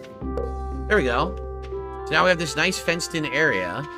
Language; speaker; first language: English; native; English